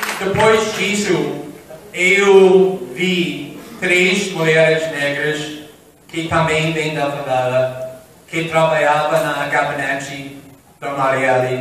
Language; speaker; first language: Portuguese; non-native, fluent; English